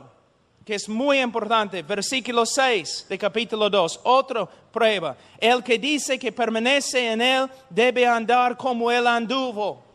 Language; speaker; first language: Spanish; non-native, fluent; English